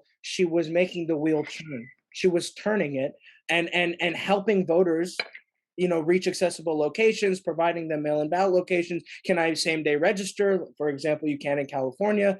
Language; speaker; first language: English; native; English